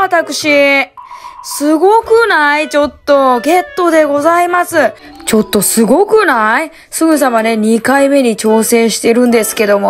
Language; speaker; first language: Japanese; native; Japanese